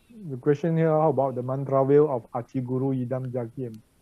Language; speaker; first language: English; non-native, learner; Chinese